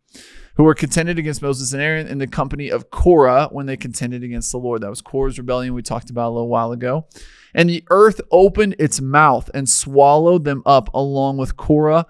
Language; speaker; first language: English; native; English